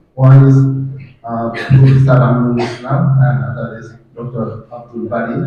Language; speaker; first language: English; non-native, local second language; Bangla